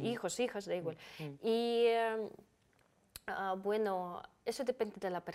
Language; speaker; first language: Spanish; non-native, fluent; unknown